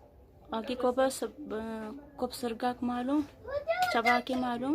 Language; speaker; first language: Arabic; non-native, learner; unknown